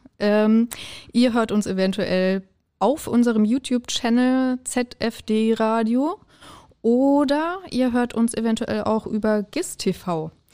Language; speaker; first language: German; native; German